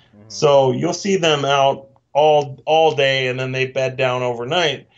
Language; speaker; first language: English; native; English